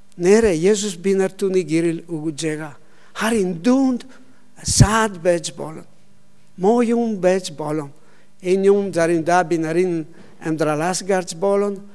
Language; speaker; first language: Mongolian; non-native, learner; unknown